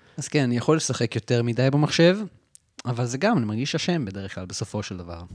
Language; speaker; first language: Hebrew; native; Hebrew